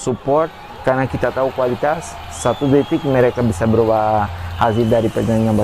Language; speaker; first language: Indonesian; non-native, fluent; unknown